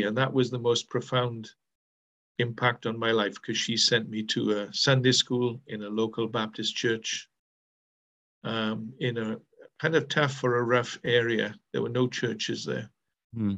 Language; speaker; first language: English; native; English